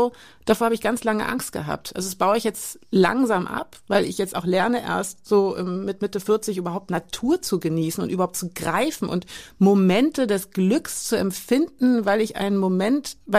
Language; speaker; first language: German; native; German